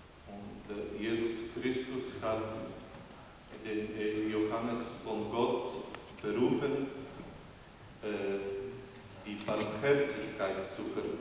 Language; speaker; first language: German; non-native, fluent; Polish